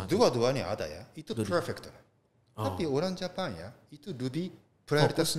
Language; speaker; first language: Indonesian; non-native, learner; Japanese